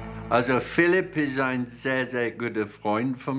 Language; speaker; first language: German; non-native, fluent; English